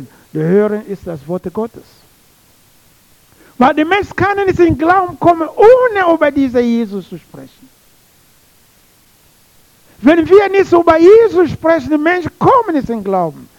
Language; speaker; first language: German; non-native, learner; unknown